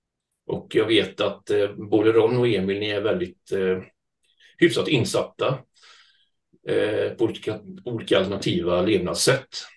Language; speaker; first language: Swedish; native; Swedish